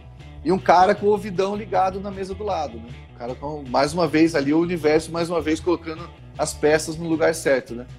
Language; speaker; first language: Portuguese; native; Portuguese